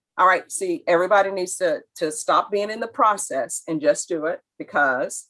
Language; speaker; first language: English; native; English